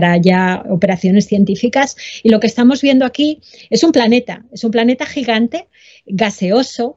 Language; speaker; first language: Spanish; native; Spanish